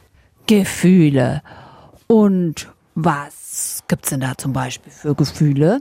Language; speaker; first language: German; native; German